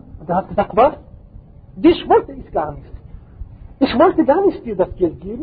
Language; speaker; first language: German; non-native, fluent; Arabic